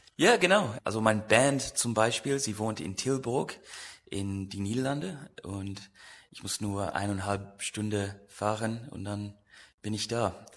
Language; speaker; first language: German; non-native, learner; English